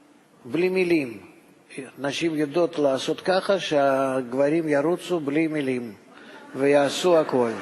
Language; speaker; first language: Hebrew; non-native, fluent; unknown